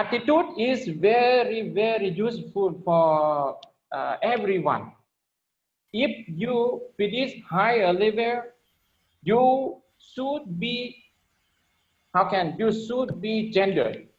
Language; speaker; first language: English; non-native, learner; Lao